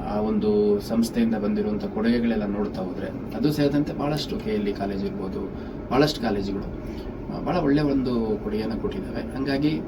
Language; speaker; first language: Kannada; native; Kannada